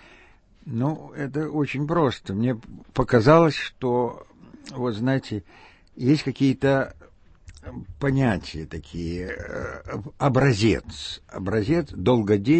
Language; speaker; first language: Russian; native; Russian